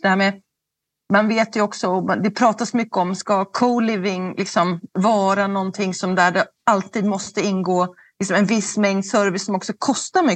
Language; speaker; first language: Swedish; native; Swedish